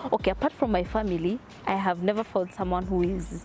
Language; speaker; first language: English; non-native, local second language; Kikuyu